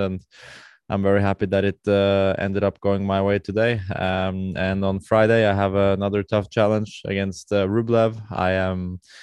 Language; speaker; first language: English; non-native, fluent; Norwegian